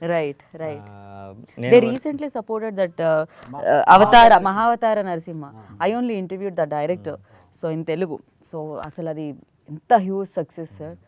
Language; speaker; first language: Telugu; native; Telugu